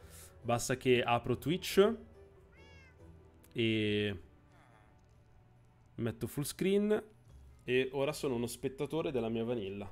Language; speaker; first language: Italian; native; Italian